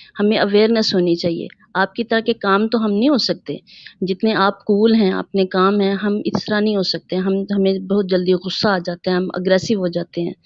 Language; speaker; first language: Urdu; native; Urdu